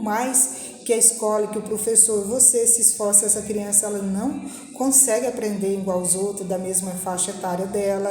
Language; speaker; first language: Portuguese; native; Portuguese